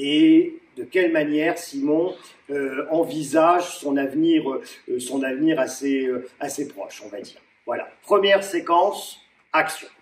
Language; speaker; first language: French; native; French